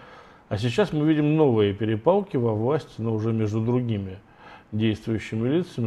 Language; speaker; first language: Russian; native; Russian